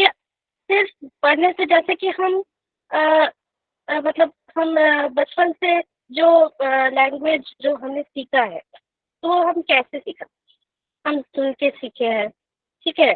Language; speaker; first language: Hindi; non-native, local second language; Bangla